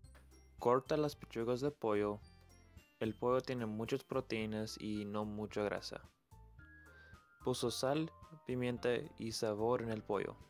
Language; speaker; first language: Spanish; non-native, learner; English